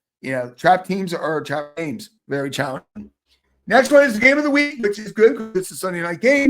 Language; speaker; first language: English; native; English